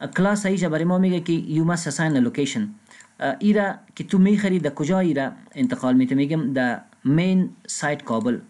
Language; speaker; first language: Persian; non-native, local second language; Pashto